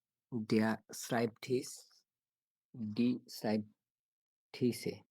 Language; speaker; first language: German; non-native, learner; Bangla